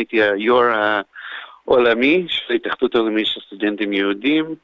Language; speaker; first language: Hebrew; non-native, fluent; English